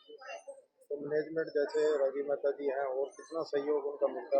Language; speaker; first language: Hindi; native; Hindi